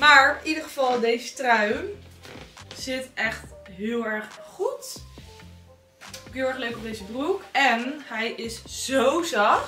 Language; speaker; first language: Dutch; native; Dutch